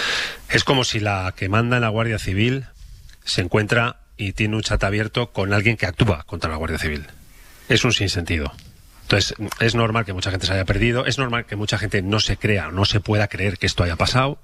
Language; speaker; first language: Spanish; native; Spanish